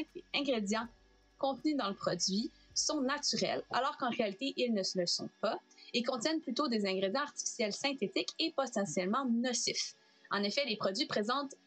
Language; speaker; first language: French; native; French